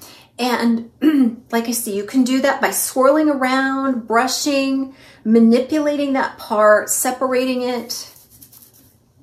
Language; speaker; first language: English; native; English